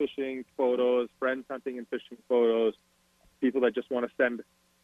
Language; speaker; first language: English; native; English